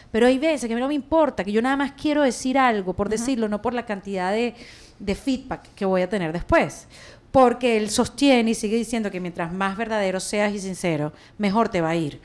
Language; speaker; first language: Spanish; native; Spanish